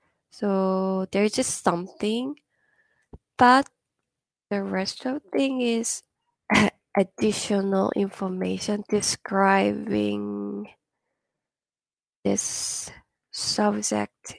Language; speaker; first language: English; non-native, fluent; Korean